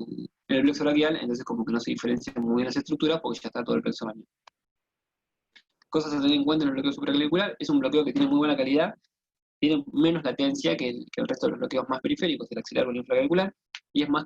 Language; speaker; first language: Spanish; native; Spanish